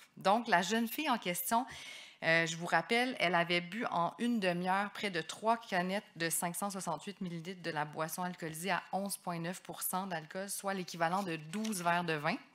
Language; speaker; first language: French; native; French